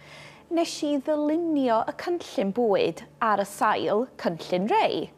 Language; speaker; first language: Welsh; native; Welsh